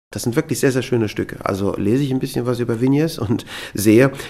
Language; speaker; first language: German; native; German